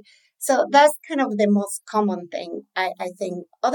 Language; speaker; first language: English; non-native, fluent; Spanish